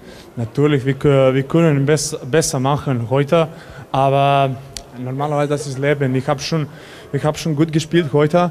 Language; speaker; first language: German; non-native, learner; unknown